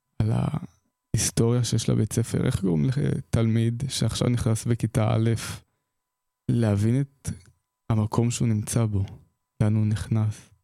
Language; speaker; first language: Hebrew; native; Hebrew